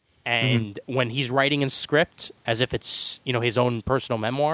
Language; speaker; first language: English; native; English